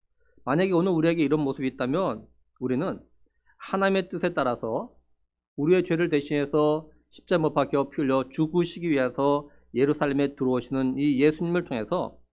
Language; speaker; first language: Korean; native; Korean